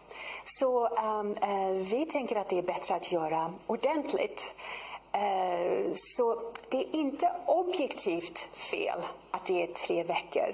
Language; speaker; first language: Swedish; non-native, fluent; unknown